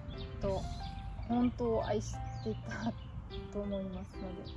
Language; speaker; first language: Japanese; non-native, learner; German